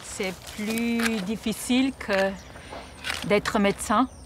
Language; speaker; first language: French; non-native, learner; Slovenian